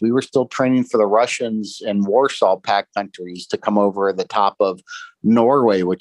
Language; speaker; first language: English; native; English